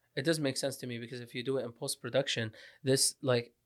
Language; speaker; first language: English; non-native, fluent; Arabic